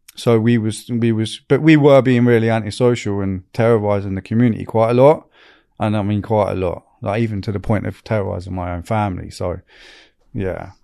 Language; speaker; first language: English; native; English